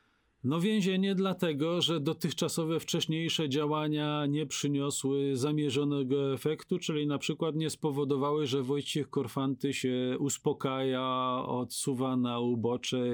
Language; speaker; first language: Polish; native; Polish